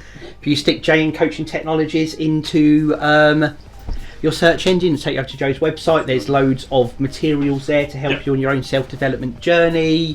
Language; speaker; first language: English; native; English